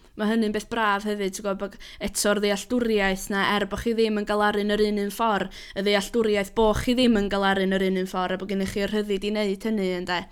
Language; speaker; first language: Welsh; native; Welsh